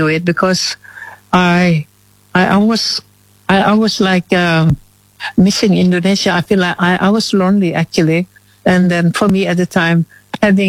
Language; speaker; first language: English; non-native, fluent; Indonesian